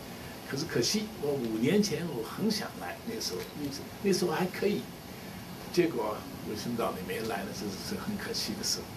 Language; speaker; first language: Chinese; non-native, local second language; Cantonese